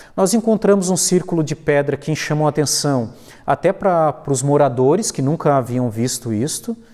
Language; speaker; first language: Portuguese; native; Portuguese